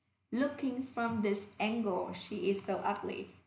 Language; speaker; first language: English; non-native, fluent; Vietnamese